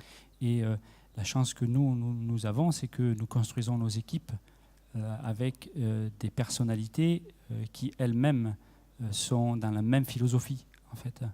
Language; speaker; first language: French; native; French